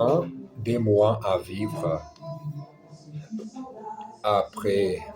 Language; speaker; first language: French; non-native, learner; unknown